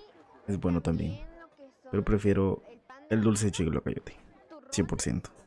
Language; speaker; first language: Spanish; native; Spanish